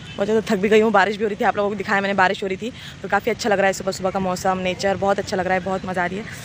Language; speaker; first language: Hindi; non-native, local second language; Urdu